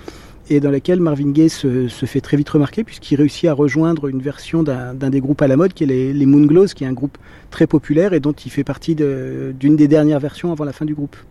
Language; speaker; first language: French; native; French